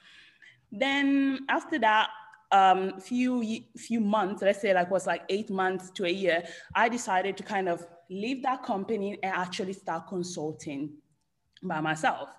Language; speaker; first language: English; non-native, fluent; Italian